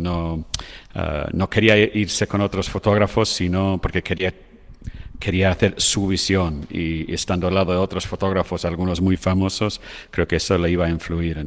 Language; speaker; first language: Spanish; non-native, fluent; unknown